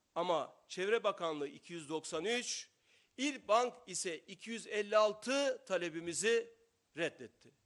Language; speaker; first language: Turkish; native; Turkish